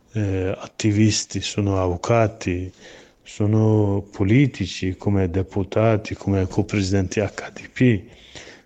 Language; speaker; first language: Italian; non-native, learner; Kurdish